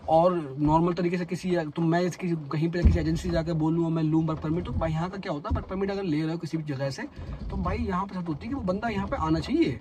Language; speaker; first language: Hindi; native; Hindi